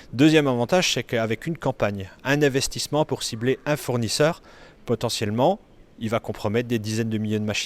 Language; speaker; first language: French; native; French